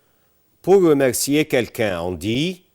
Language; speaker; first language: French; non-native, fluent; Arabic